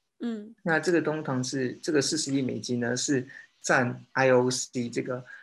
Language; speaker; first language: Chinese; native; Chinese